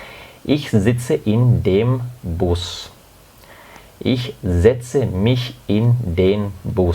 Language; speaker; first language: German; non-native, fluent; Spanish